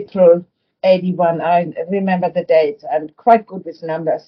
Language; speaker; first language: English; non-native, fluent; German